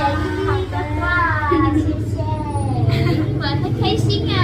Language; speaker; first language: Chinese; non-native, learner; Hmong